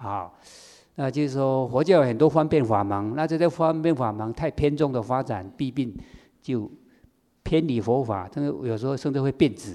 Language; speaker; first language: Chinese; native; Chinese